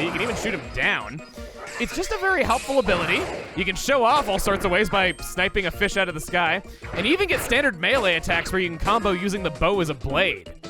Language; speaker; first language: English; native; English